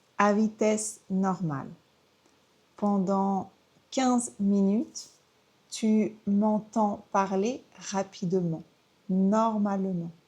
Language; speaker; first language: French; native; French